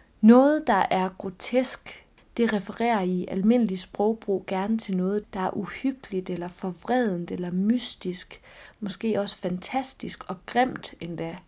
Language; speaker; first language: Danish; native; Danish